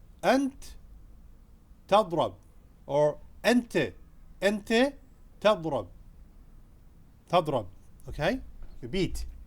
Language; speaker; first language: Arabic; non-native, fluent; Urdu